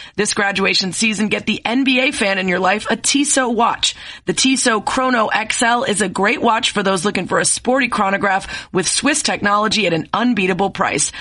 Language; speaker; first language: English; native; English